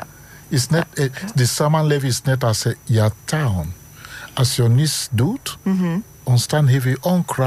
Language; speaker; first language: Dutch; non-native, fluent; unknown